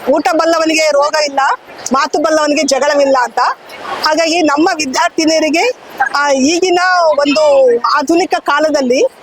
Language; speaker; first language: Kannada; native; Kannada